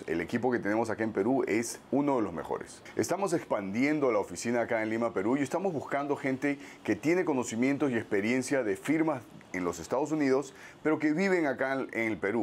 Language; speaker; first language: Spanish; native; Spanish